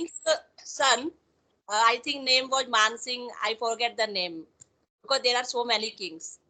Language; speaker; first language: English; non-native, local second language; Hindi